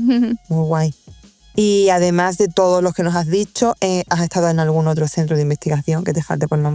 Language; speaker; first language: Spanish; native; Spanish